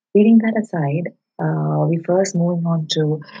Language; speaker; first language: English; non-native, local second language; Malayalam